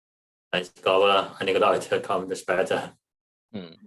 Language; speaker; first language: German; non-native, learner; Chinese